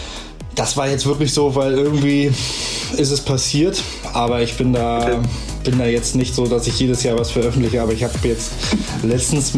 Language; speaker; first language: German; native; German